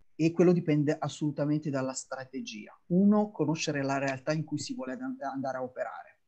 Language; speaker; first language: Italian; native; Italian